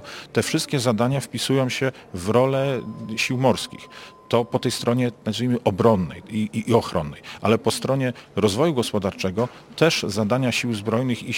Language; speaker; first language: Polish; native; Polish